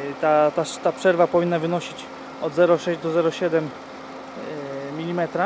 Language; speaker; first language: Polish; native; Polish